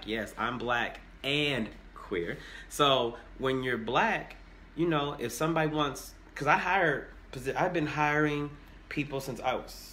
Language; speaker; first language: English; native; English